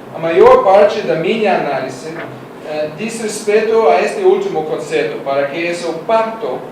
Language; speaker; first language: Portuguese; non-native, learner; Russian